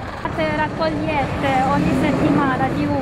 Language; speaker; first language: Italian; non-native, fluent; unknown